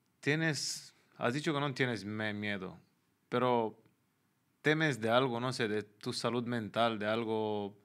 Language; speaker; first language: Spanish; native; Spanish